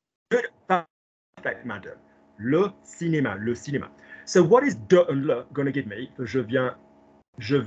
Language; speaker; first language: French; non-native, fluent; English